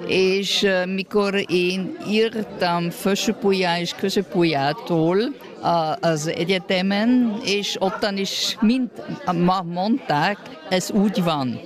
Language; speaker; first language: Hungarian; early bilingual, heritage; Hungarian